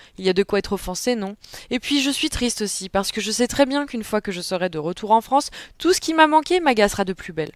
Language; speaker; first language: French; native; French